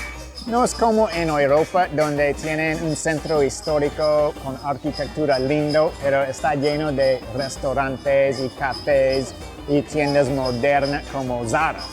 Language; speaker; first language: Spanish; non-native, fluent; English